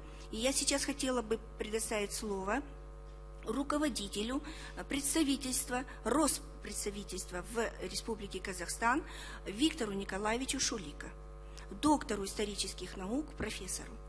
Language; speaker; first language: Russian; native; Russian